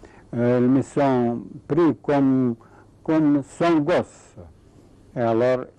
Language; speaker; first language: French; non-native, fluent; Serbian